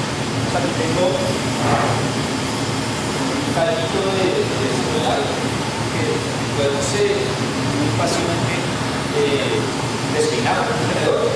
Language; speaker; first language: Spanish; native; Spanish